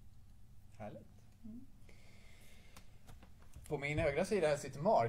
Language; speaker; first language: Swedish; native; Swedish